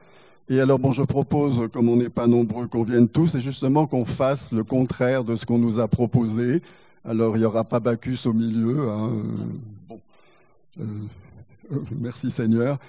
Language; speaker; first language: French; native; French